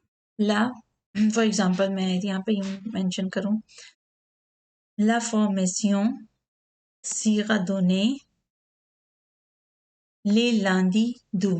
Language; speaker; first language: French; non-native, learner; Urdu